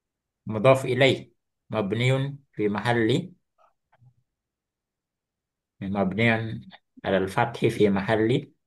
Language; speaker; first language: Arabic; non-native, fluent; Indonesian